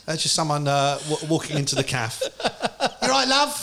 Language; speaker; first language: English; native; English